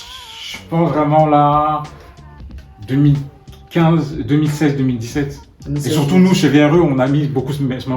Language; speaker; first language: French; native; French